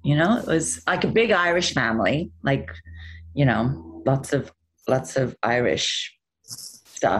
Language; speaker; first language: English; native; English